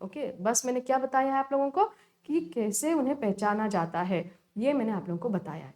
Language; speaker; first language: Hindi; non-native, local second language; Kannada